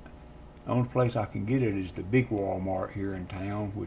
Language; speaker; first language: English; native; English